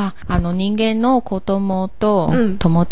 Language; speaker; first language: Japanese; non-native, learner; Chinese